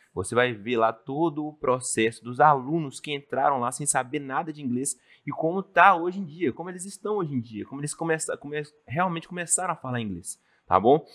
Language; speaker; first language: Portuguese; native; Portuguese